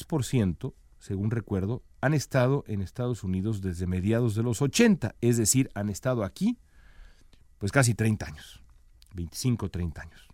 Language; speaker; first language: Spanish; native; Spanish